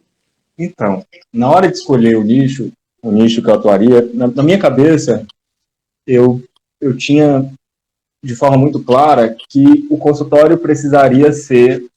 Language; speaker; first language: Portuguese; native; Portuguese